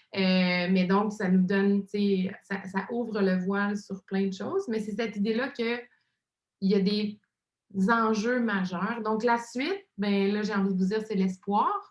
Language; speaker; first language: French; native; French